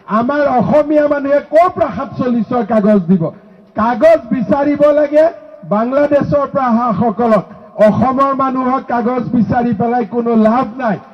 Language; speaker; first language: Assamese; native; Assamese